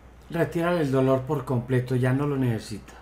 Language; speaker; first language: Spanish; native; Spanish